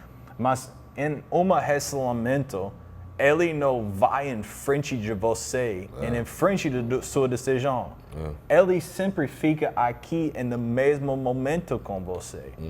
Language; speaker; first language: Portuguese; non-native, learner; English